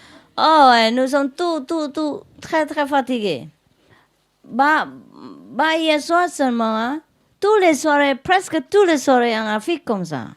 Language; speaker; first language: French; non-native, learner; Vietnamese